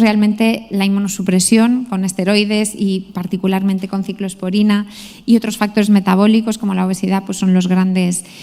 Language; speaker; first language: Spanish; native; Spanish